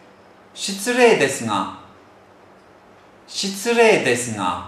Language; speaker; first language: Japanese; non-native, fluent; Turkish